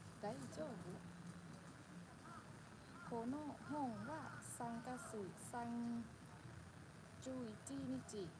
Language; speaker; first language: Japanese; non-native, learner; Thai